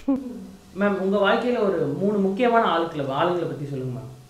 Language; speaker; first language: Tamil; native; Tamil